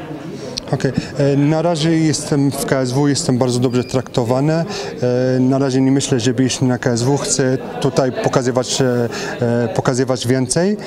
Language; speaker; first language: Polish; non-native, fluent; French